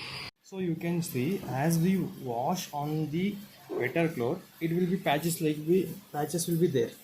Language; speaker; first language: English; non-native, local second language; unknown